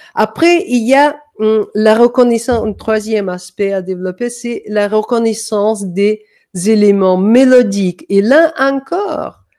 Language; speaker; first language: French; non-native, fluent; Danish